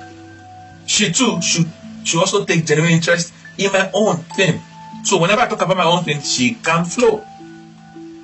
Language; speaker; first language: English; non-native, local second language; Igbo